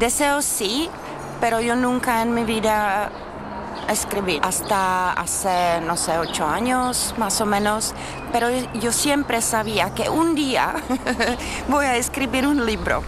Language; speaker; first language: Spanish; non-native, learner; Czech